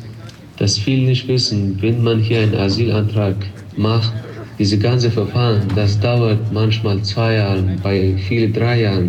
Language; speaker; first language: German; non-native, fluent; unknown